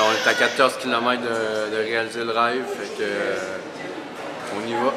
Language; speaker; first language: French; native; French